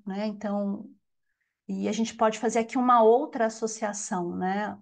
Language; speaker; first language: Portuguese; native; Portuguese